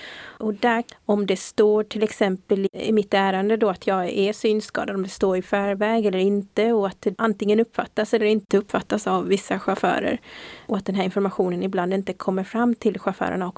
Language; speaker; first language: Swedish; native; Swedish